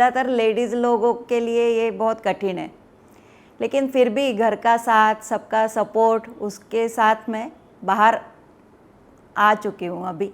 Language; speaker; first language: Hindi; non-native, local second language; Marathi